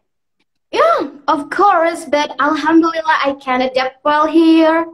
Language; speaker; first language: English; non-native, learner; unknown